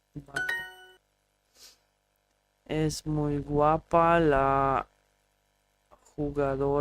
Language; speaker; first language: Spanish; non-native, learner; English